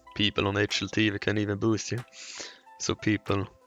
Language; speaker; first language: English; non-native, fluent; Swedish